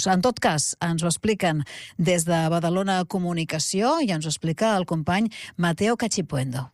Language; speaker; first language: Catalan; native; Catalan